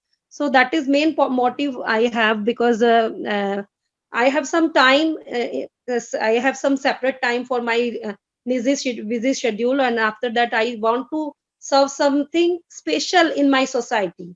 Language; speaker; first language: English; non-native, fluent; Hindi